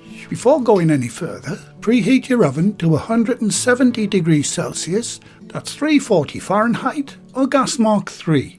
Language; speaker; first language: English; native; English